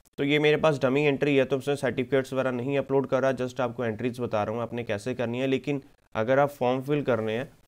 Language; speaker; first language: Hindi; non-native, local second language; Punjabi